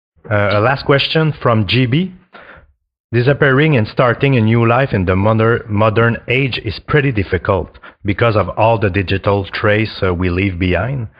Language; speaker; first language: English; non-native, fluent; French